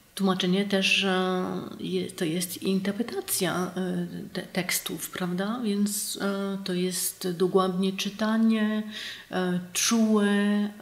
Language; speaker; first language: Polish; non-native, fluent; French